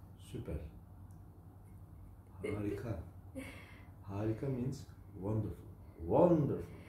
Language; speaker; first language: English; non-native, fluent; Turkish